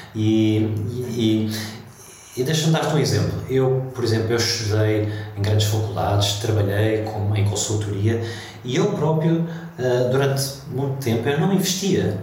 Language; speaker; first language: Portuguese; early bilingual, heritage; Portuguese